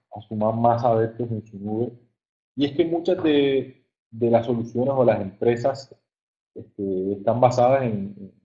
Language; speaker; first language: Spanish; native; Spanish